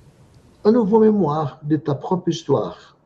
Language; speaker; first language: French; non-native, fluent; Portuguese